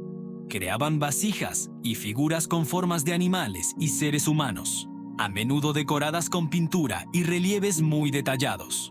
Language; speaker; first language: Spanish; native; Spanish